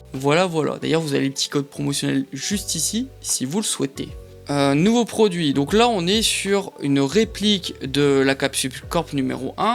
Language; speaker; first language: French; native; French